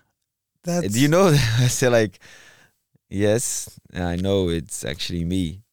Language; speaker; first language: English; non-native, fluent; Portuguese